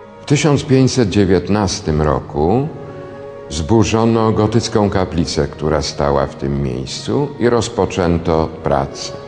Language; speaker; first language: Polish; native; Polish